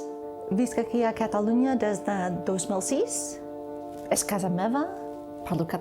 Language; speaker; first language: Catalan; non-native, fluent; English